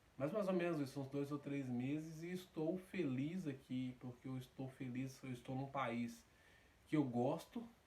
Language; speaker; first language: Portuguese; native; Portuguese